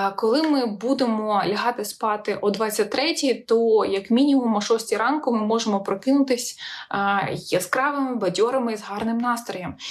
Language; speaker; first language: Ukrainian; non-native, local second language; Russian